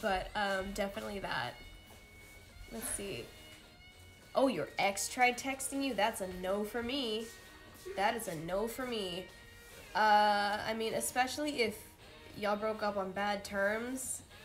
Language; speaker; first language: English; native; English